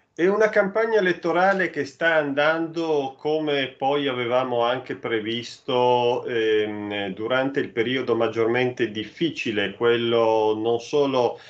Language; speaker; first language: Italian; native; Italian